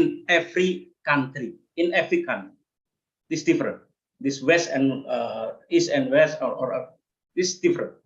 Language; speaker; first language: English; non-native, learner; Indonesian